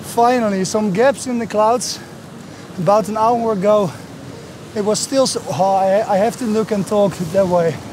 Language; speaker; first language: English; non-native, fluent; Dutch